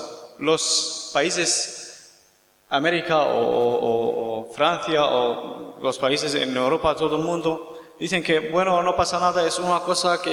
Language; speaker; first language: Spanish; non-native, learner; Kurdish